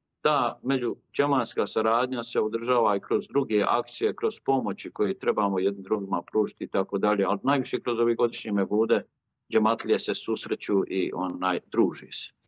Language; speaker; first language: Bosnian; native; Bosnian